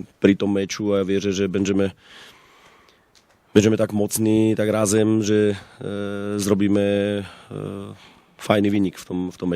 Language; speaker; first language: Polish; non-native, learner; Slovak